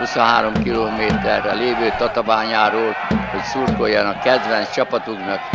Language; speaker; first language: Hungarian; native; Hungarian